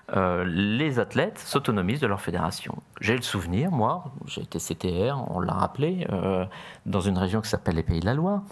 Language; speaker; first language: French; native; French